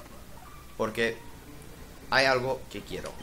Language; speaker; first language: Spanish; native; Spanish